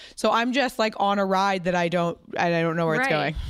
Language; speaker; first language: English; native; English